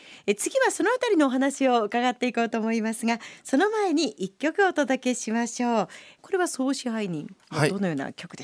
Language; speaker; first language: Japanese; native; Japanese